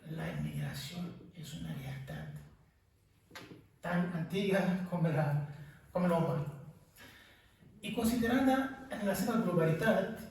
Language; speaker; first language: Catalan; non-native, fluent; Kinyarwanda